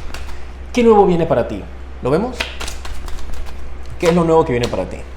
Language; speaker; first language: Spanish; native; Spanish